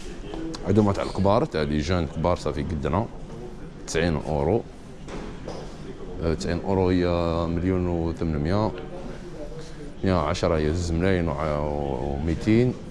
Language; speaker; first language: Arabic; native; Arabic